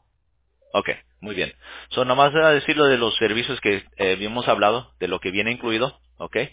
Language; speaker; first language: Spanish; early bilingual, heritage; English